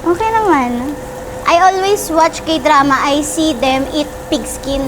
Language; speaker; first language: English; non-native, local second language; Filipino